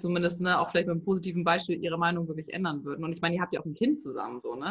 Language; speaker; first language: German; early bilingual, heritage; German